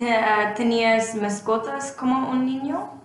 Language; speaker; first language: Spanish; non-native, learner; English